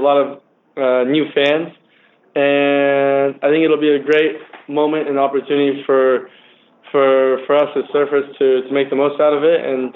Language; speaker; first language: English; native; English